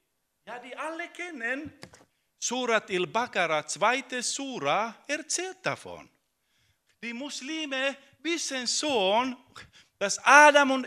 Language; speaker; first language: German; non-native, fluent; Finnish